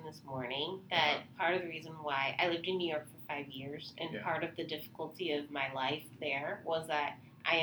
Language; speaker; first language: English; native; English